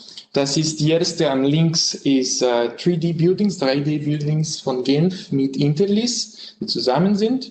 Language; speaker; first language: German; non-native, learner; French